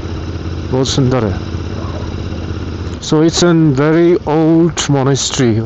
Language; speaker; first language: Hindi; non-native, local second language; Tibetan